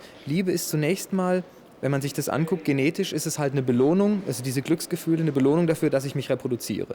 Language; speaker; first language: German; native; German